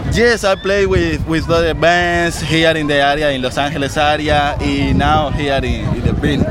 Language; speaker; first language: English; non-native, learner; Spanish